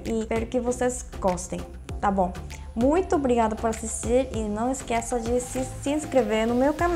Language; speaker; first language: Portuguese; non-native, fluent; Korean